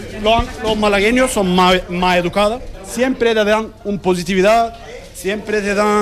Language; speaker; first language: Spanish; non-native, learner; Turkish